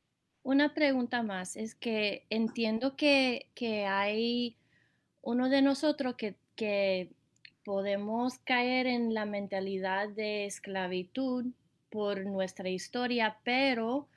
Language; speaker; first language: Spanish; early bilingual, heritage; Spanish